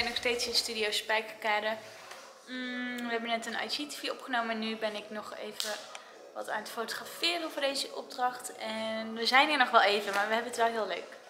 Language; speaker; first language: Dutch; native; Dutch